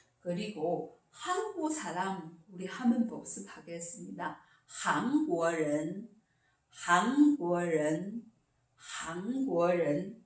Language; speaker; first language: Korean; non-native, learner; Chinese